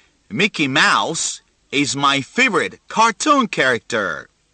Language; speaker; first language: English; non-native, fluent; Chinese